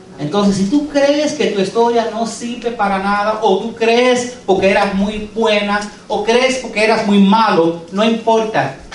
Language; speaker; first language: Spanish; early bilingual, heritage; English